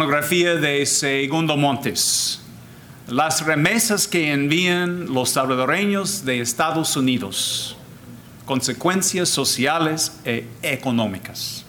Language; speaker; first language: Spanish; non-native, fluent; English